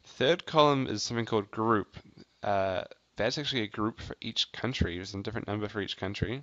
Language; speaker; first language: English; native; English